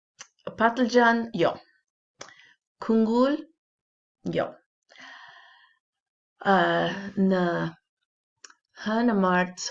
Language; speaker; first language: Albanian; non-native, learner; English